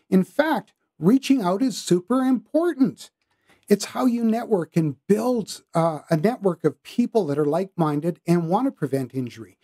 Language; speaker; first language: English; native; English